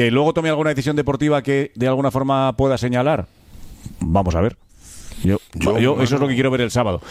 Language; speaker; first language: Spanish; native; Spanish